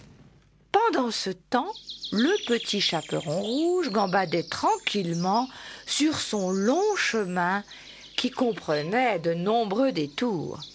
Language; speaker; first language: French; native; French